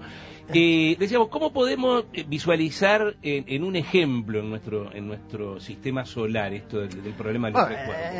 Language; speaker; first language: Spanish; native; Spanish